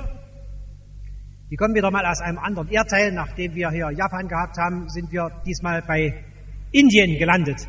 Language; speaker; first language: German; native; German